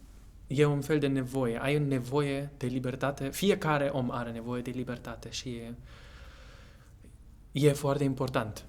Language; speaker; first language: Romanian; early bilingual, heritage; Romanian